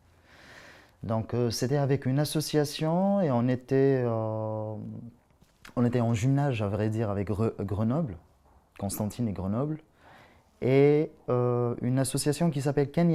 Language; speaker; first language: French; non-native, local second language; Arabic